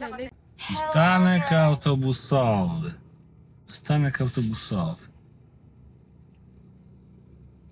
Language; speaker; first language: Polish; native; Polish